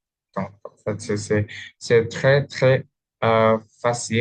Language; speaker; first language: French; non-native, learner; Indonesian